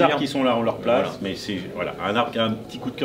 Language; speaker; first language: French; native; French